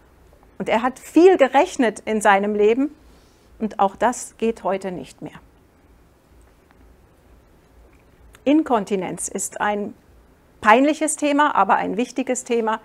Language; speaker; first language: German; non-native, fluent; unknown